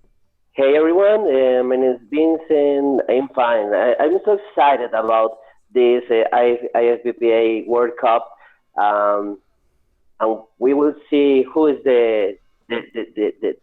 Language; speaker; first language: English; non-native, learner; Spanish